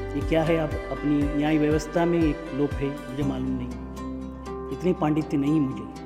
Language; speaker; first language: Hindi; non-native, local second language; Kannada